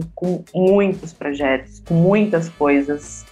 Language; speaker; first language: Portuguese; native; Portuguese